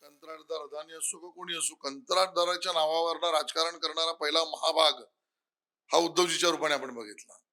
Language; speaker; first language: Marathi; native; Marathi